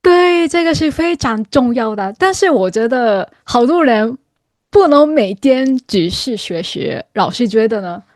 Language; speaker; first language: Chinese; non-native, fluent; Japanese